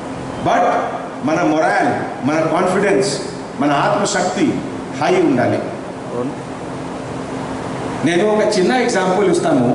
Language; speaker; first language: Telugu; non-native, fluent; Hindi